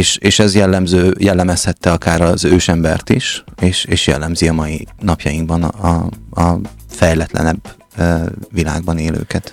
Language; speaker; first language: Hungarian; native; Hungarian